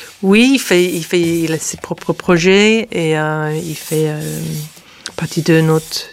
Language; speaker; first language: French; non-native, fluent; English